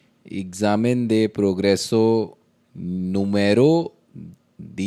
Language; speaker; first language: Spanish; non-native, learner; Hindi